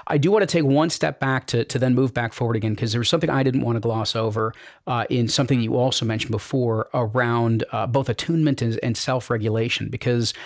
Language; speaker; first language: English; native; English